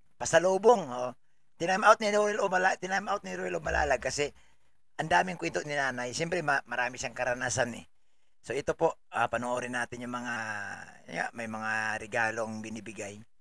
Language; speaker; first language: Filipino; native; Filipino